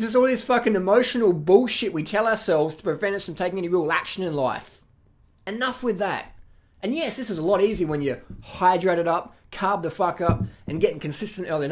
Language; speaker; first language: English; native; English